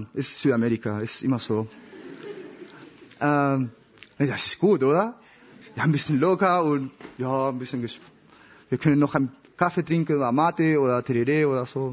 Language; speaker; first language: German; non-native, learner; Spanish